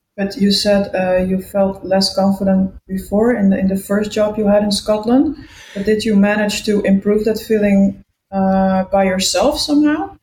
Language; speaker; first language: English; non-native, fluent; Dutch